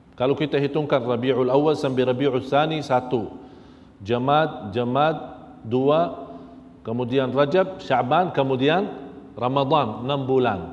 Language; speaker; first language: Malay; non-native, fluent; Arabic